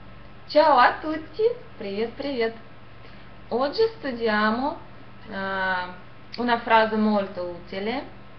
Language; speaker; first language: Italian; non-native, fluent; Russian